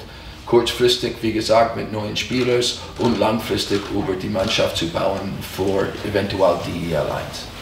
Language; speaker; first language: German; non-native, fluent; English